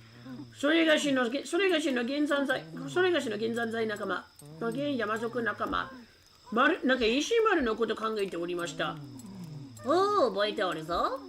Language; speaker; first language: Japanese; native; Japanese